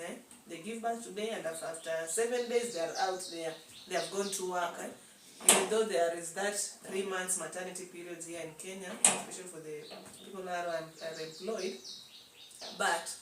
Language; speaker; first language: English; non-native, local second language; Swahili